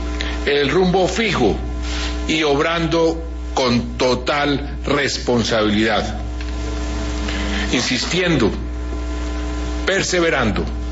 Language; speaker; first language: Spanish; native; Spanish